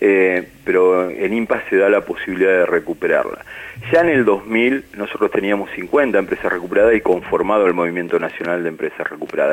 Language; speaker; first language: Spanish; native; Spanish